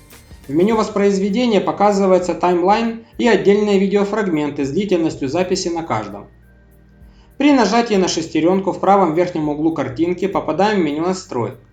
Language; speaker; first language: Russian; native; Russian